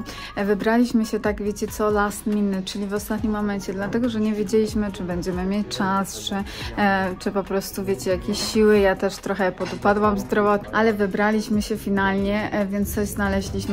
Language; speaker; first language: Polish; native; Polish